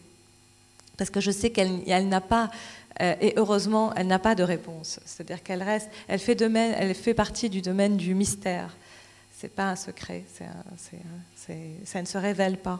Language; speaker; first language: French; non-native, local second language; Arabic